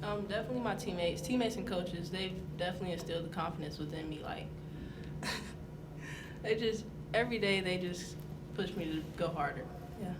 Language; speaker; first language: English; native; English